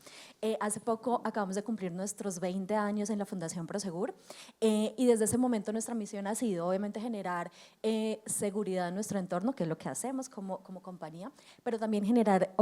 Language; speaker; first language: Spanish; native; Spanish